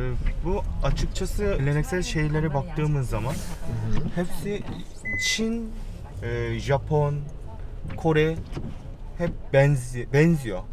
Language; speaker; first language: Turkish; non-native, fluent; Korean